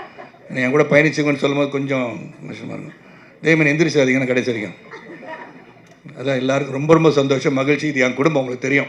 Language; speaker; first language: Tamil; native; Tamil